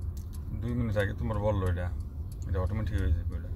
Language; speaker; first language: German; non-native, learner; Bangla